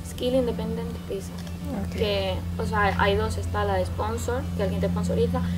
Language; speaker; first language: Spanish; native; Spanish